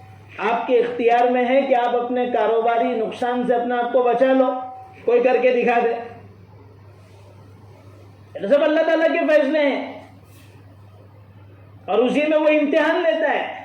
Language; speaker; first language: Urdu; native; Urdu